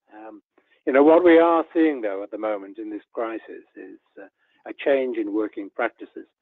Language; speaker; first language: English; native; English